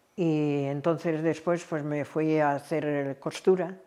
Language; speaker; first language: Spanish; native; Spanish